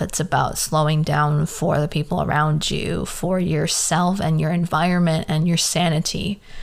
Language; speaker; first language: English; early bilingual, other home language; Spanish